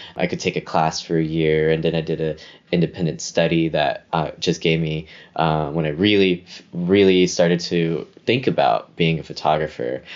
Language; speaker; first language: English; native; English